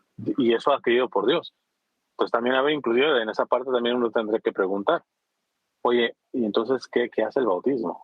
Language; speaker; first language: Spanish; native; Spanish